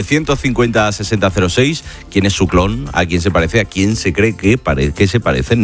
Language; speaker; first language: Spanish; native; Spanish